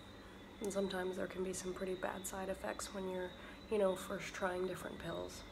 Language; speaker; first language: English; native; English